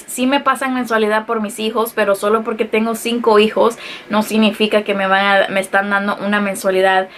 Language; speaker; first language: Spanish; early bilingual, heritage; Spanish